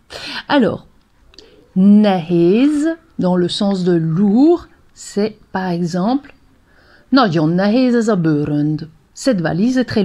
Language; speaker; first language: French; non-native, fluent; Hungarian